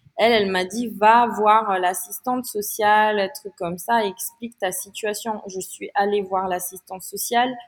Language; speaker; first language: French; non-native, local second language; Malagasy